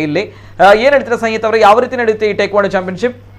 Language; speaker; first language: Kannada; native; Kannada